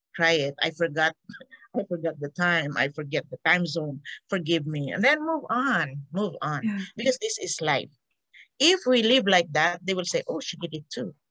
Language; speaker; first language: English; non-native, local second language; Hiligaynon